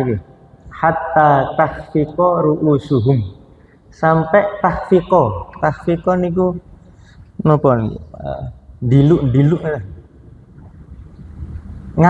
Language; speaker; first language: Indonesian; non-native, local second language; Javanese